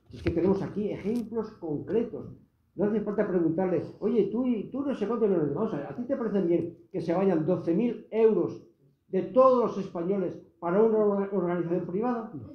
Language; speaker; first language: Spanish; native; Spanish